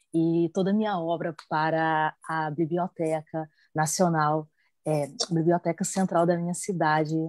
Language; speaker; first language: Portuguese; native; Portuguese